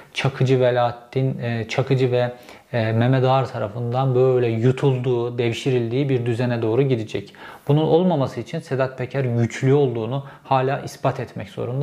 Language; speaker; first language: Turkish; native; Turkish